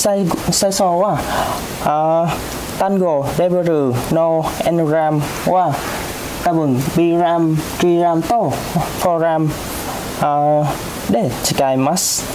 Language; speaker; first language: Japanese; non-native, learner; Vietnamese